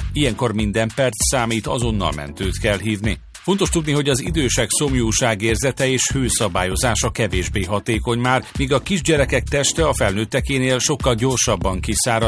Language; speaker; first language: Hungarian; native; Hungarian